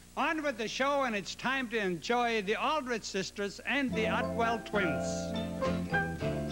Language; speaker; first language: English; native; English